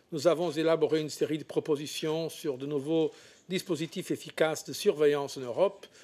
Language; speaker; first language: French; non-native, fluent; Portuguese